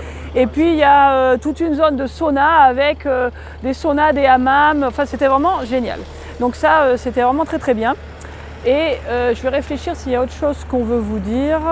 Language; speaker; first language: French; native; French